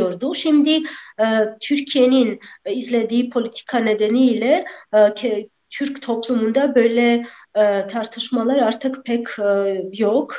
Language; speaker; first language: Turkish; non-native, fluent; Armenian